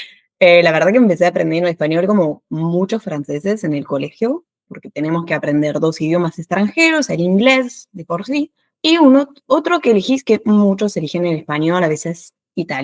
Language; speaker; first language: Spanish; non-native, fluent; French